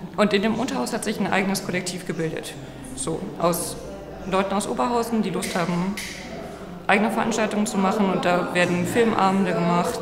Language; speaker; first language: German; native; German